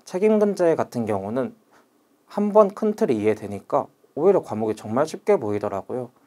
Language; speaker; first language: Korean; native; Korean